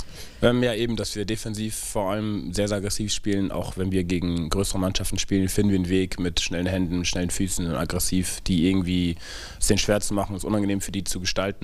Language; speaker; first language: German; native; German